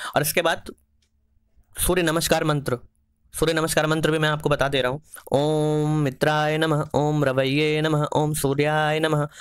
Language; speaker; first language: Hindi; native; Hindi